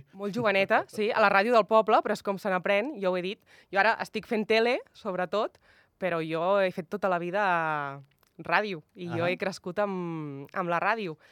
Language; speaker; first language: Catalan; native; Catalan